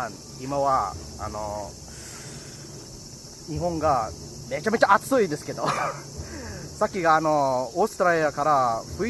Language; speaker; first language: Japanese; non-native, learner; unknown